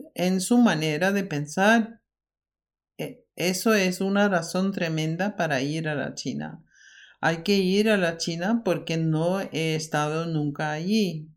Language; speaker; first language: Spanish; non-native, fluent; Norwegian